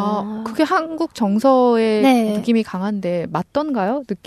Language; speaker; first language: Korean; native; Korean